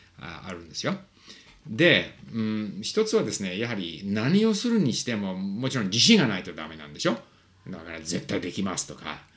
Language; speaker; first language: Japanese; non-native, fluent; English